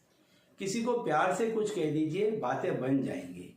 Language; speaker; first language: Hindi; native; Hindi